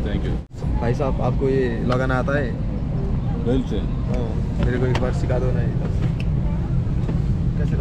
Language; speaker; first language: Hindi; non-native, learner; Nepali